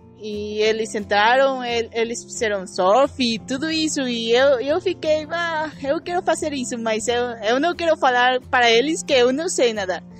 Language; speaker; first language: Portuguese; non-native, learner; Spanish